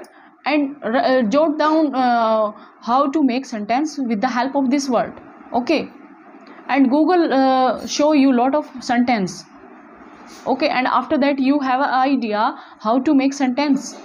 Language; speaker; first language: English; non-native, local second language; Hindi